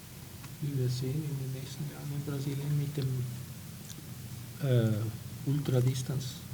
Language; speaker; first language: German; non-native, fluent; Portuguese